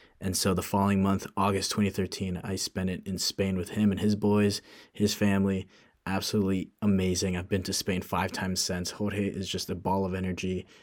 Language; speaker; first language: English; native; English